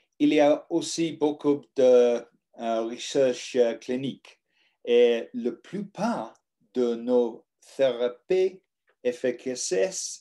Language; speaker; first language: French; non-native, learner; English